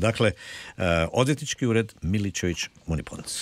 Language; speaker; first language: Croatian; native; Croatian